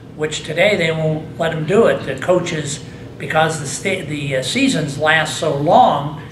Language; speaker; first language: English; native; English